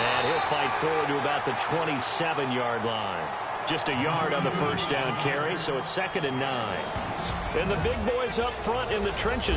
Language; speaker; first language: English; native; English